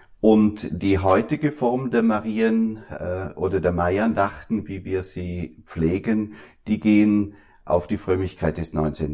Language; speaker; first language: German; native; German